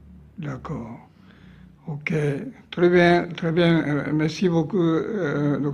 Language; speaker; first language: French; non-native, fluent; Japanese